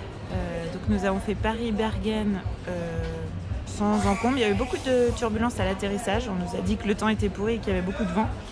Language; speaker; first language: French; native; French